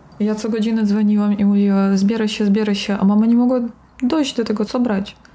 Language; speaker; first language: Polish; non-native, fluent; Russian